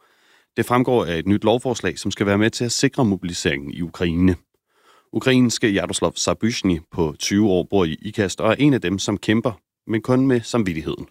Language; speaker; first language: Danish; native; Danish